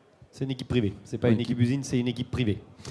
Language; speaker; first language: French; native; French